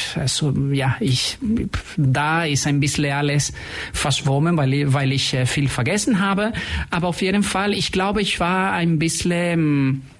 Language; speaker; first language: German; non-native, fluent; Spanish